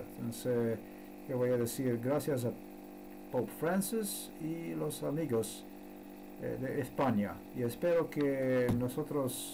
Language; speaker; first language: Spanish; non-native, learner; Slovenian